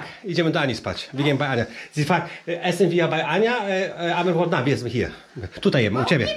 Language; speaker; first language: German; non-native, fluent; Polish